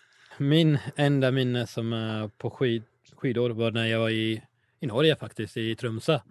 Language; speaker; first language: Swedish; non-native, learner; English